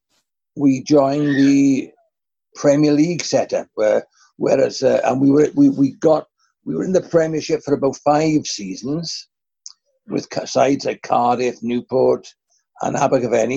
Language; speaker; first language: English; native; English